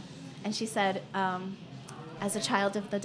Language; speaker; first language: English; native; English